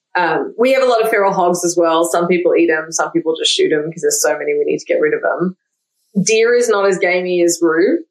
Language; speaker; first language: English; native; English